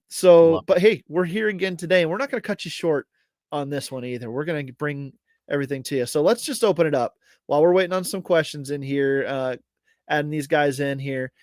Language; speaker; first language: English; native; English